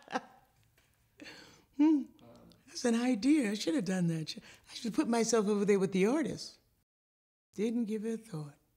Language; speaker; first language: English; native; English